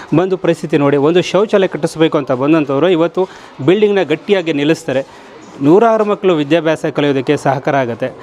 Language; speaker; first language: Kannada; native; Kannada